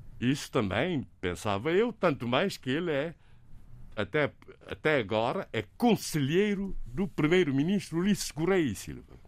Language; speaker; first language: Portuguese; non-native, local second language; Kabuverdianu